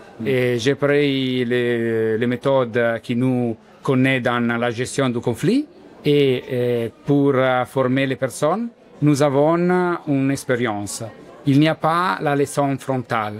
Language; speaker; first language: French; non-native, learner; Italian